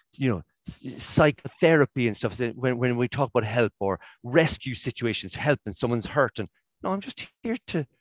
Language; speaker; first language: English; native; English